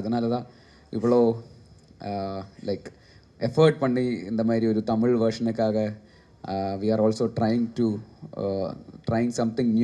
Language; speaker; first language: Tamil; non-native, learner; Malayalam